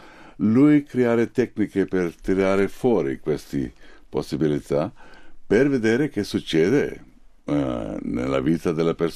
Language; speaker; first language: Italian; non-native, fluent; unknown